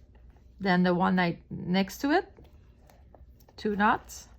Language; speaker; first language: English; non-native, fluent; French